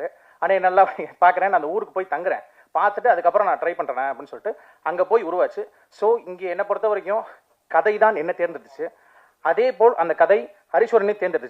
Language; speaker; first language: Tamil; native; Tamil